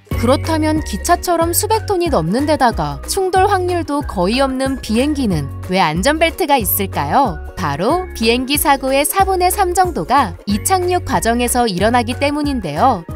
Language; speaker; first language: Korean; native; Korean